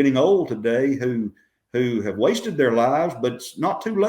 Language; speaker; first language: English; native; English